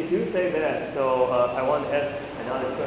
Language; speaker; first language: English; non-native, learner; Chinese